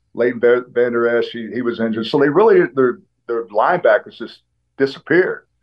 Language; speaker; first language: English; native; English